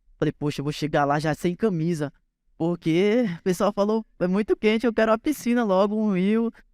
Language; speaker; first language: Portuguese; native; Portuguese